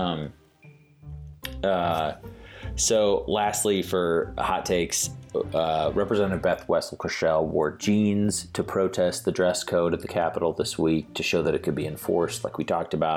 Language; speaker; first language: English; native; English